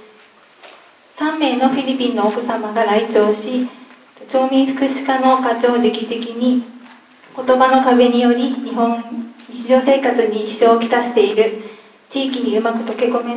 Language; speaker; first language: Japanese; native; Japanese